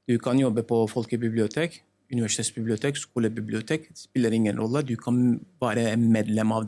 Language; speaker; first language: Norwegian; non-native, learner; Turkish